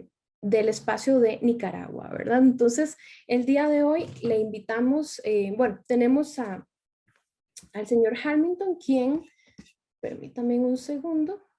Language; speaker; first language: Spanish; native; Spanish